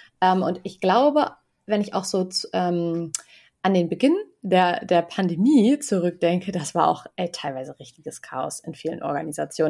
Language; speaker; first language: German; native; German